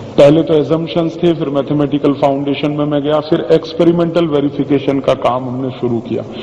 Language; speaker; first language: Hindi; native; Hindi